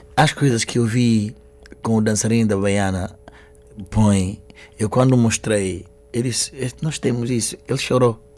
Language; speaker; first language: Portuguese; non-native, local second language; Upper Guinea Crioulo